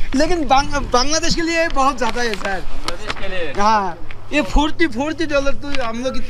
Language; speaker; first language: Hindi; non-native, learner; Bangla